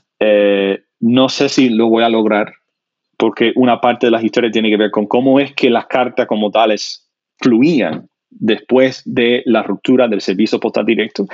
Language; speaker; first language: Spanish; non-native, fluent; English